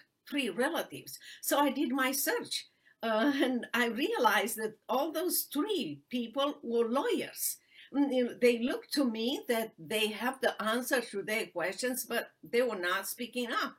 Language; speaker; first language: English; non-native, fluent; Romanian